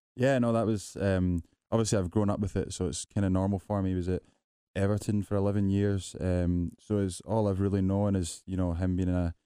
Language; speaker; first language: English; native; English